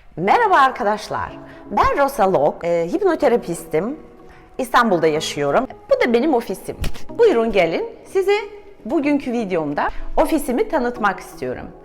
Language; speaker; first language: Turkish; non-native, fluent; Russian